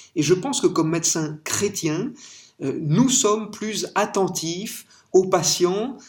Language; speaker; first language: French; native; French